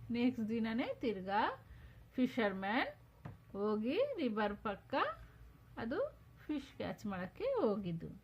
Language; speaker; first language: Kannada; non-native, local second language; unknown